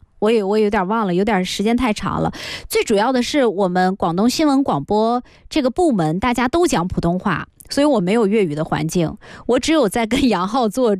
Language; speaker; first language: Chinese; native; Chinese